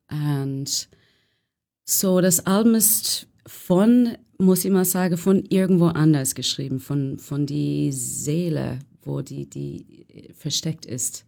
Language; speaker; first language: German; non-native, fluent; English